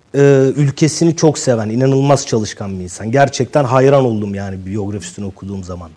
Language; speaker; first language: Turkish; native; Turkish